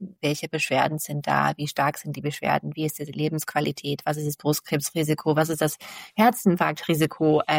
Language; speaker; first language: German; non-native, fluent; English